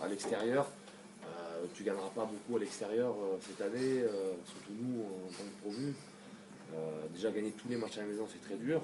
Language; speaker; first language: French; native; French